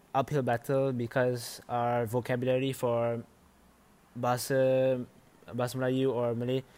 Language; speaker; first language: English; non-native, local second language; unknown